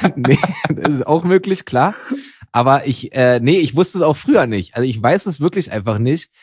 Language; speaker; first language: German; native; German